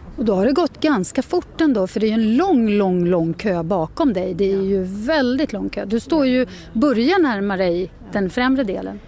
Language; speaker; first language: Swedish; native; Swedish